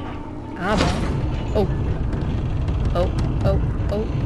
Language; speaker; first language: German; native; German